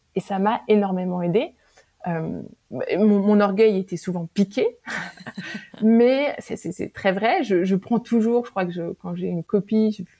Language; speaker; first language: French; native; French